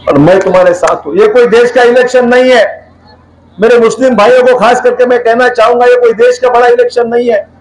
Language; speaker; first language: Hindi; non-native, local second language; Marathi